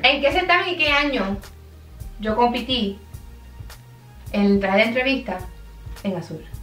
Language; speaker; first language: Spanish; early bilingual, heritage; Spanish